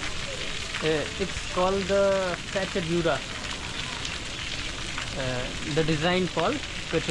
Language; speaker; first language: English; non-native, learner; Hindi